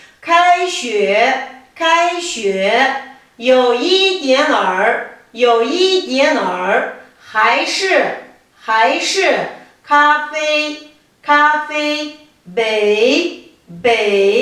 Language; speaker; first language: Chinese; non-native, fluent; Kazakh